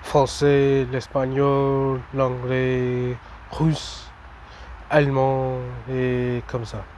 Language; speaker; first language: French; non-native, learner; English